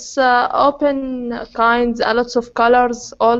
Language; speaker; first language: English; non-native, learner; Arabic